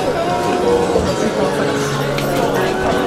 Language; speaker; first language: Japanese; native; Japanese